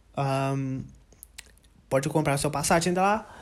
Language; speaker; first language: Portuguese; non-native, learner; English